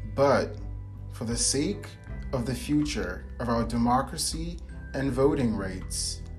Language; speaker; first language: English; native; English